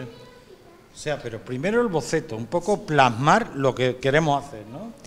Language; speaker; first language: Spanish; native; Spanish